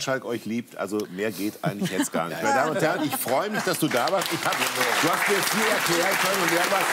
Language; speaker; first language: German; native; German